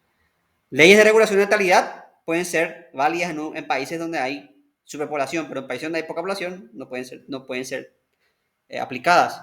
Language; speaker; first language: Spanish; native; Spanish